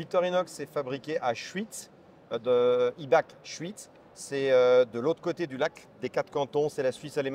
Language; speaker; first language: French; native; French